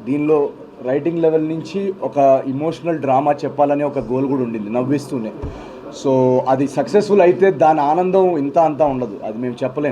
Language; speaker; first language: Telugu; native; Telugu